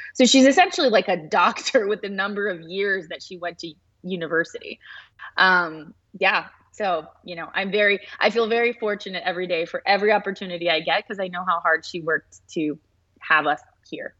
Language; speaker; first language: English; early bilingual, other home language; Spanish